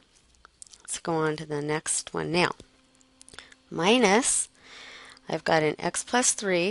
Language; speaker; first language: English; native; English